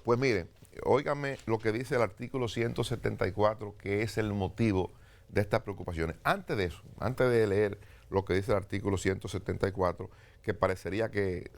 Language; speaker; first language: Spanish; native; Spanish